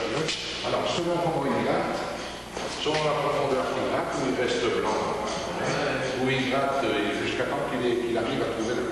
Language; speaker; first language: French; native; French